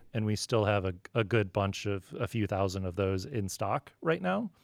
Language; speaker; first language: English; native; English